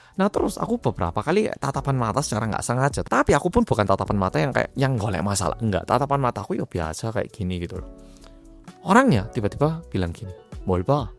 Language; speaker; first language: Indonesian; early bilingual, other home language; Korean